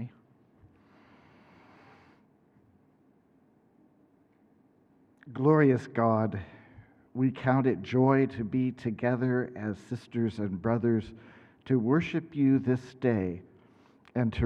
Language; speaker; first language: English; native; English